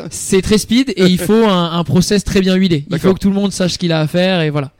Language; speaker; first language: French; native; French